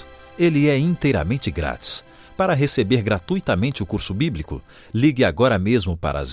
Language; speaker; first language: Portuguese; native; Portuguese